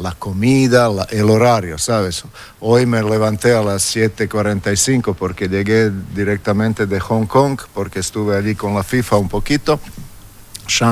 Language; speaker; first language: Spanish; non-native, fluent; Croatian